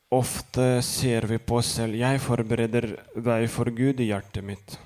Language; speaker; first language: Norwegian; non-native, fluent; Lithuanian